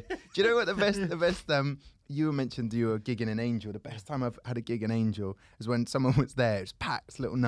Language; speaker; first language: English; native; English